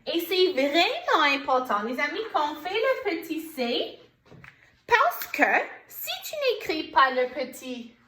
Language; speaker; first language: French; non-native, fluent; English